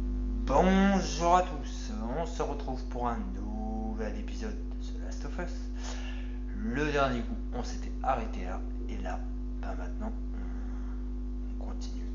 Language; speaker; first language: French; native; French